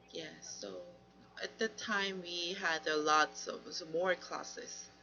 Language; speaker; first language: English; non-native, learner; Korean